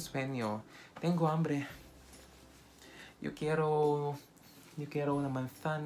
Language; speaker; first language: Spanish; non-native, fluent; Filipino